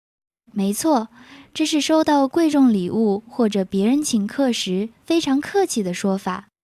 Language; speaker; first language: Chinese; native; Chinese